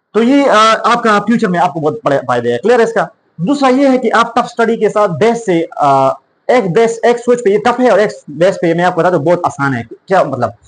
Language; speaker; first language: Urdu; non-native, local second language; Pashto